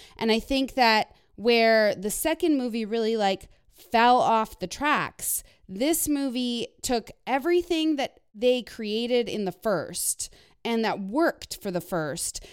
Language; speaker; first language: English; non-native, fluent; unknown